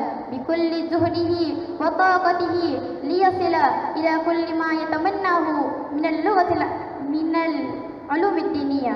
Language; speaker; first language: Arabic; non-native, fluent; Malay